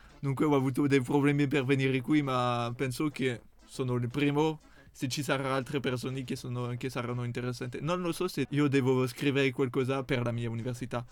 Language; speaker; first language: Italian; non-native, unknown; French